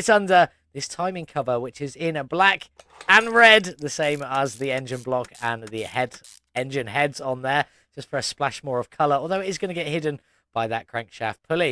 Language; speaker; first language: English; native; English